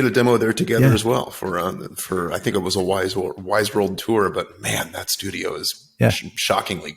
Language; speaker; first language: English; native; English